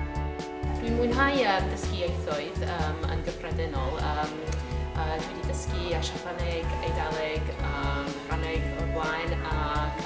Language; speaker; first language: Welsh; non-native, fluent; English